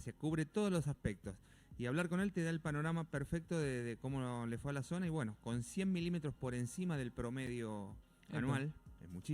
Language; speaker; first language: Spanish; native; Spanish